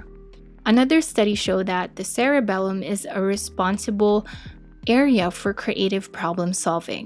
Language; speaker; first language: English; non-native, local second language; Filipino